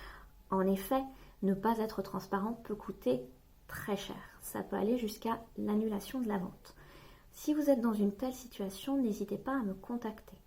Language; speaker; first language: French; native; French